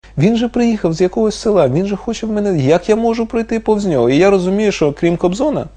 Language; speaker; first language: Ukrainian; non-native, local second language; Russian